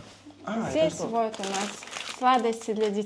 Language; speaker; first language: Russian; native; Russian